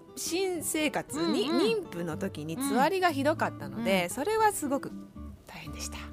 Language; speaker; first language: Japanese; native; Japanese